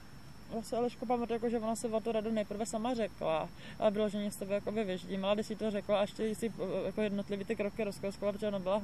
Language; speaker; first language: Czech; native; Czech